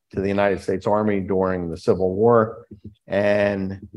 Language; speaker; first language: English; native; English